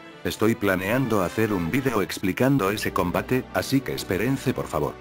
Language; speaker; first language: Spanish; native; Spanish